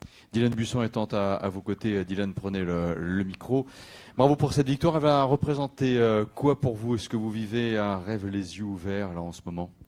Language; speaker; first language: French; native; French